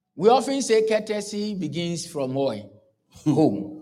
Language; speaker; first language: English; non-native, local second language; Akan